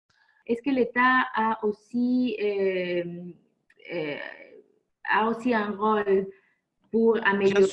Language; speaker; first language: French; non-native, fluent; Spanish